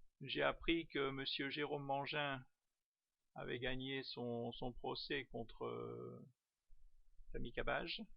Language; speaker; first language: French; native; French